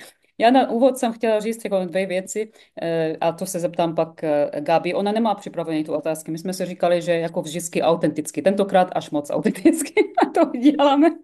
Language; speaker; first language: Czech; non-native, fluent; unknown